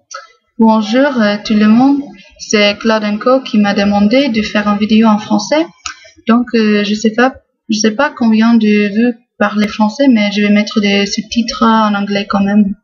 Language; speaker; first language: French; non-native, fluent; English